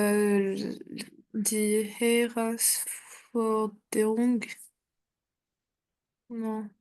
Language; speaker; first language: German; non-native, learner; French